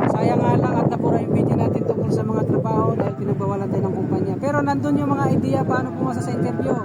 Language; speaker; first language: Filipino; non-native, local second language; Cebuano